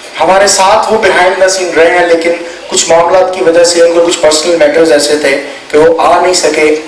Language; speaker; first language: Urdu; non-native, local second language; Punjabi